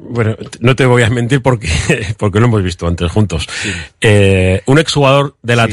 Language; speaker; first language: Spanish; native; Spanish